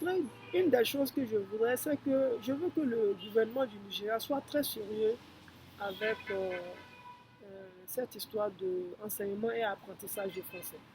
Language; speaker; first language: French; non-native, fluent; Yoruba